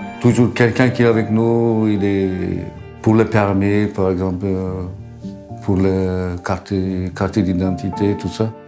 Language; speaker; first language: French; non-native, learner; Turkish